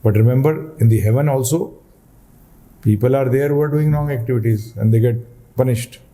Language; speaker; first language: English; non-native, local second language; Hindi